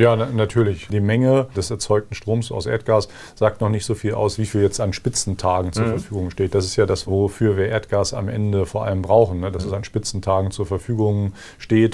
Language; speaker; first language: German; native; German